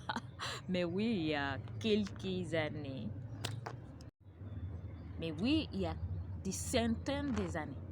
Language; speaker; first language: French; non-native, learner; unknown